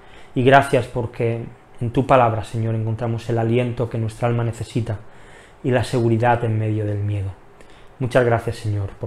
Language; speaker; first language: Spanish; native; Spanish